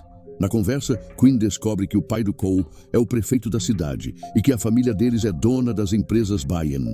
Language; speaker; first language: Portuguese; native; Portuguese